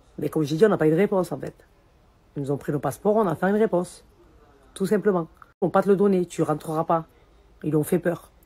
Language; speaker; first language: French; early bilingual, other home language; Arabic